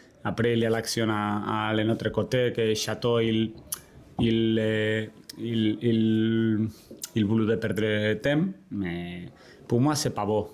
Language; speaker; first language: French; non-native, learner; Spanish